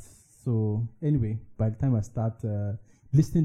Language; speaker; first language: English; non-native, local second language; Yoruba